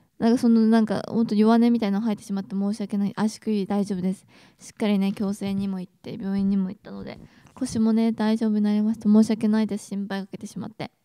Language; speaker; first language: Japanese; native; Japanese